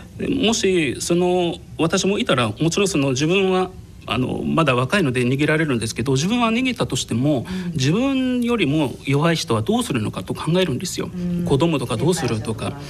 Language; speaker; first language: Japanese; non-native, fluent; Arabic